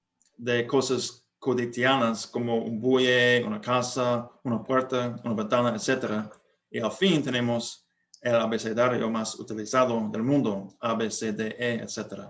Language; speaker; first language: Spanish; non-native, fluent; English